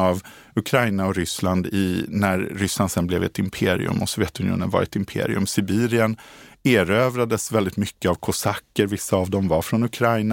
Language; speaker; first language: Swedish; native; Swedish